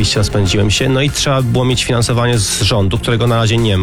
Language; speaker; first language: Polish; native; Polish